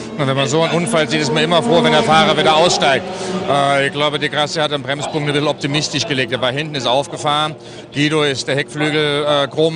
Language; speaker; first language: German; native; German